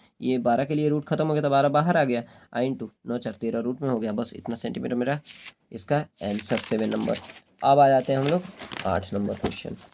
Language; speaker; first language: Hindi; native; Hindi